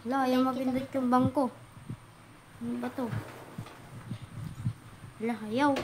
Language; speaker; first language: Filipino; native; Filipino